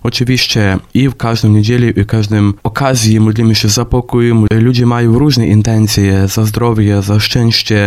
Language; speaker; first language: Polish; non-native, fluent; Ukrainian